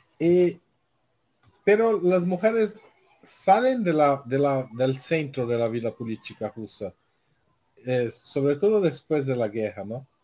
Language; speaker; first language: Spanish; non-native, learner; Portuguese